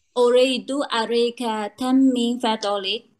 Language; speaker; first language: Arabic; non-native, learner; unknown